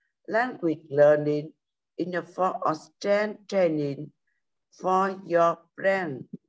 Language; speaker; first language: English; non-native, learner; Vietnamese